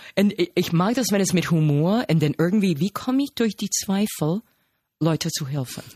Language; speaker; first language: German; non-native, fluent; English